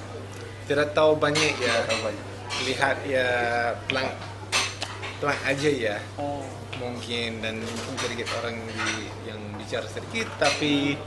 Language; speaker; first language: Indonesian; non-native, learner; English